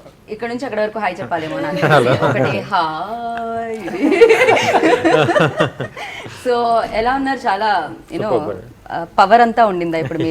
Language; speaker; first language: Telugu; native; Telugu